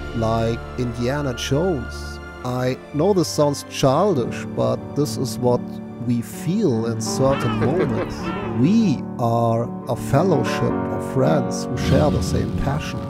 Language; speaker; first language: English; non-native, fluent; German